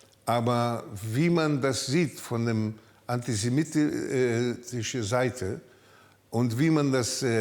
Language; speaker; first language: German; early bilingual, heritage; German